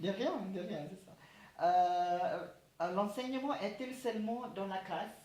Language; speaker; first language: French; non-native, learner; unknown